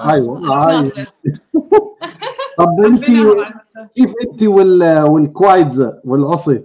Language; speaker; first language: Arabic; native; Arabic